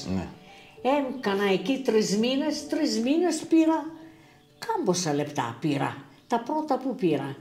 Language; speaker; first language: Greek; early bilingual, other home language; Russian